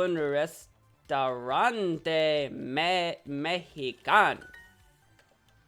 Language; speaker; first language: Spanish; non-native, learner; English